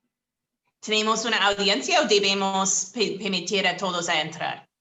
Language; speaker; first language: Spanish; non-native, fluent; English